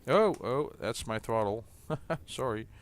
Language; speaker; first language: English; native; English